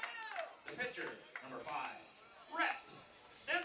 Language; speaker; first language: English; native; English